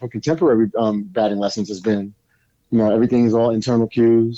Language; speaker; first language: English; native; English